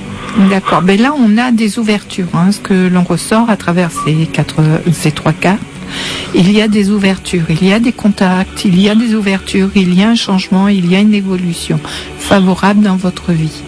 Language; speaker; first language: French; native; French